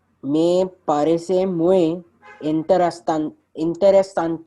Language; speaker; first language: Spanish; non-native, learner; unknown